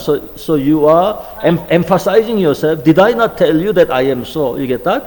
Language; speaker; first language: English; non-native, fluent; Korean